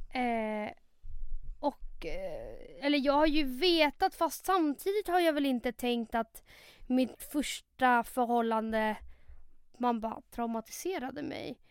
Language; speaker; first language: Swedish; early bilingual, other home language; Spanish